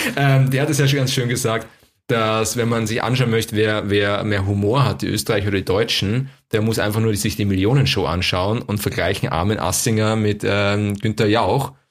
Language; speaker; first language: German; native; German